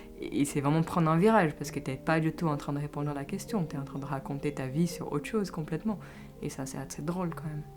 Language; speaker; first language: French; early bilingual, other home language; Portuguese